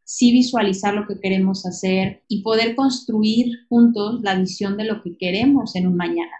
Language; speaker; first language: Spanish; native; Spanish